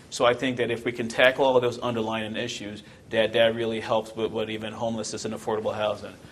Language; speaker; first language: English; non-native, local second language; Yoruba